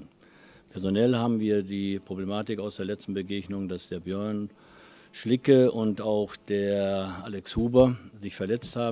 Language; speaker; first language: German; native; German